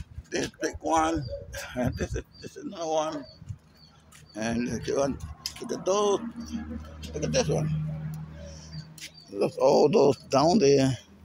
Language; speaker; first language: English; non-native, fluent; Spanish